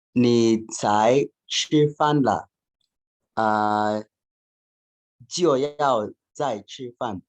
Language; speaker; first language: Chinese; non-native, learner; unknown